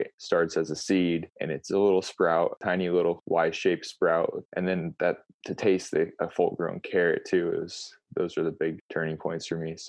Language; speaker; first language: English; native; English